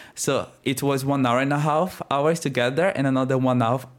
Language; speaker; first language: English; non-native, fluent; Portuguese